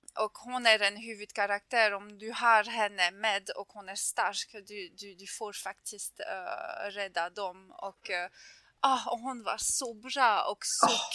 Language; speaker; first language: Swedish; non-native, fluent; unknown